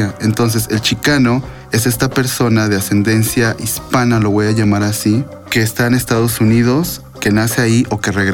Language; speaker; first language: Spanish; native; Spanish